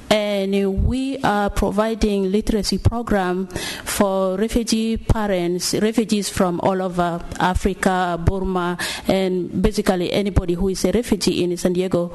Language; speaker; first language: English; non-native, fluent; Arabic